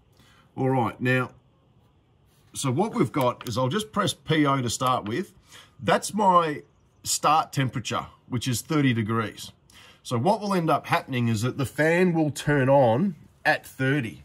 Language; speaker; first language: English; native; English